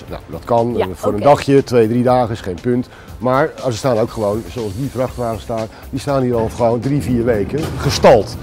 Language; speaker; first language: Dutch; native; Dutch